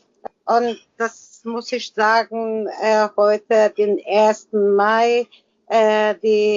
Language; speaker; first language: German; non-native, learner; Persian